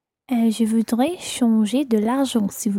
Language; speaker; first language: French; non-native, learner; English